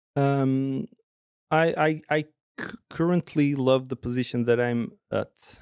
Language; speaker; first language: English; non-native, fluent; Portuguese